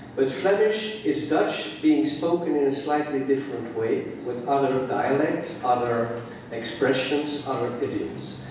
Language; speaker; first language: English; non-native, fluent; Dutch